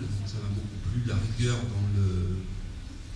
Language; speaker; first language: French; native; French